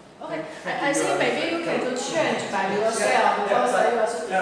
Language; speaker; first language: English; non-native, learner; Chinese